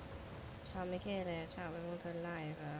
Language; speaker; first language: Italian; native; Italian